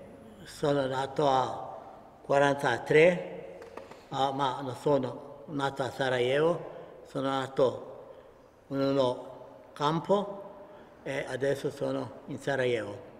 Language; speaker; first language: Italian; non-native, learner; Ladino